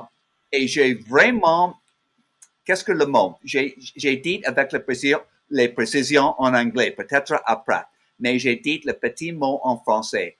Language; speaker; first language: French; non-native, learner; English